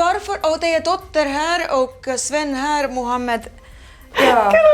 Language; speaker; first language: Swedish; non-native, fluent; Estonian